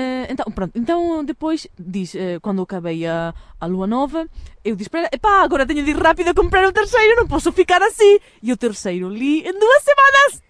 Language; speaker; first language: Portuguese; non-native, fluent; Catalan